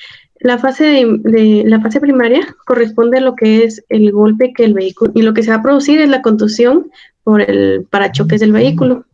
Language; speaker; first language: Spanish; native; Spanish